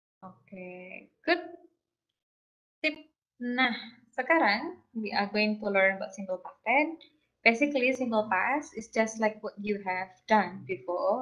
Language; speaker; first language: English; non-native, fluent; Javanese